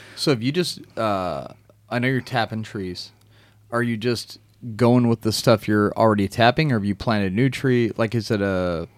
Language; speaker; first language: English; early bilingual, other home language; Romanian